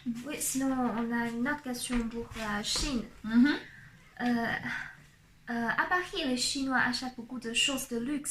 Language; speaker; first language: French; non-native, fluent; Chinese